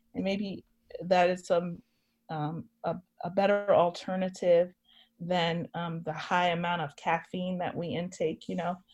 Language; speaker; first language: English; native; English